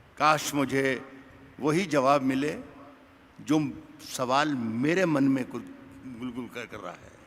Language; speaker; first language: Urdu; native; Urdu